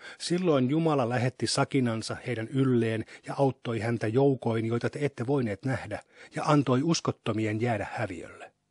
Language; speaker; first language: Finnish; native; Finnish